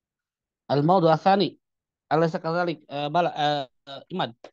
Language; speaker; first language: Arabic; non-native, fluent; Indonesian